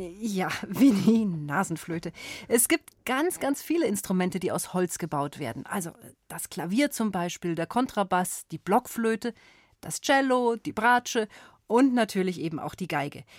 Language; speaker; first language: German; native; German